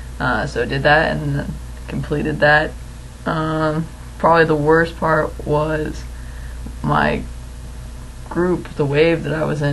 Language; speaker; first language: English; native; English